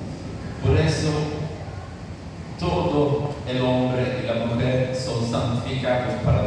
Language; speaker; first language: Spanish; non-native, fluent; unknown